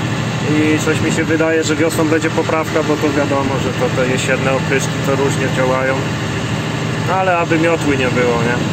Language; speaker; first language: Polish; native; Polish